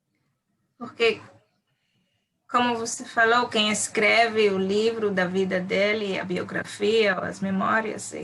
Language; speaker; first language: Portuguese; non-native, fluent; Hebrew